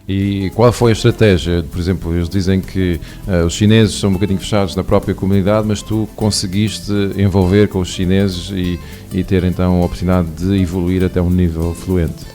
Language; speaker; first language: Portuguese; non-native, local second language; Kabuverdianu